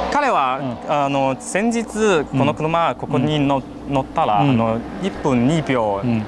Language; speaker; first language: Japanese; non-native, learner; Chinese